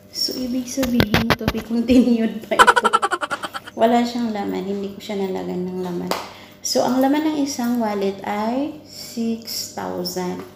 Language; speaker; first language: Filipino; non-native, local second language; Cebuano